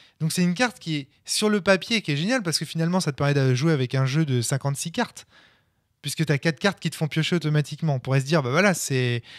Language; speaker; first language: French; native; French